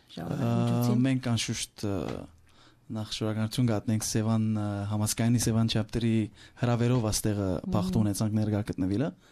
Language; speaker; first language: Armenian; native; Armenian